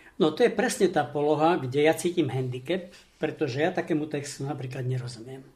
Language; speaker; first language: Slovak; native; Slovak